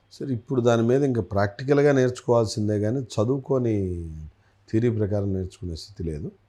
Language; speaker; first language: Telugu; native; Telugu